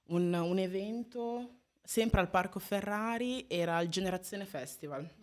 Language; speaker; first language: Italian; native; Italian